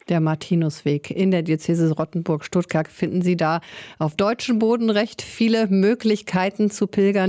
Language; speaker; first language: German; native; German